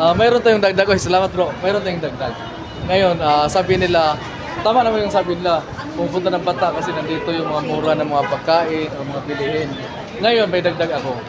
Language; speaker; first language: Filipino; non-native, local second language; Cebuano